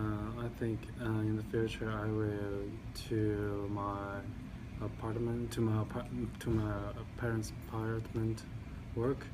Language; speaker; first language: English; non-native, learner; Chinese